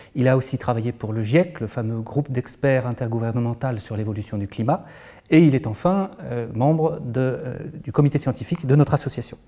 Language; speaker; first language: French; native; French